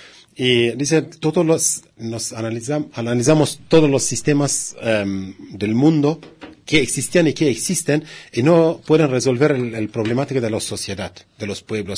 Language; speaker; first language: Spanish; non-native, learner; Kurdish